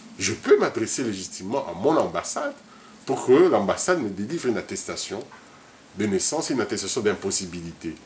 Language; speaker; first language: French; non-native, local second language; Lingala